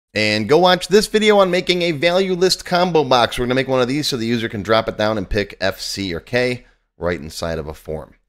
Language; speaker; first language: English; native; English